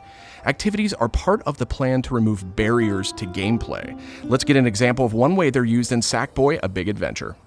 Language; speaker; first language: English; native; English